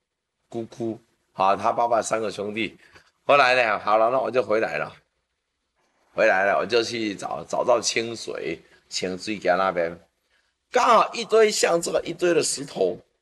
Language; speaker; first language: Chinese; native; Chinese